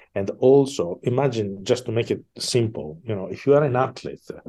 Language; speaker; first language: English; non-native, fluent; Italian